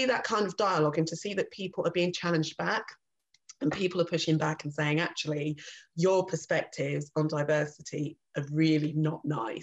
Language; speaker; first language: English; native; English